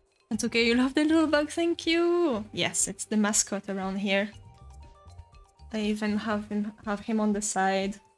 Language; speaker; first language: English; non-native, fluent; French